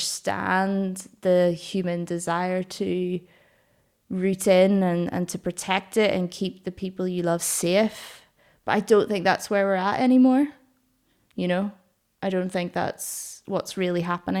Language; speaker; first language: English; native; English